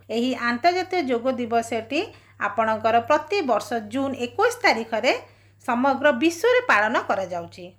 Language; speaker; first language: Odia; native; Odia